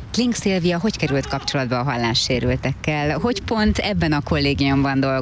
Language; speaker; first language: Hungarian; native; Hungarian